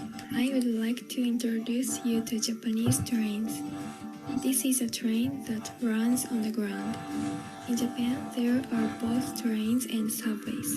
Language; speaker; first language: English; non-native, learner; Japanese